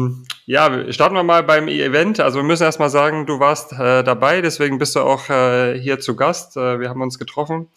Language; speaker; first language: German; native; German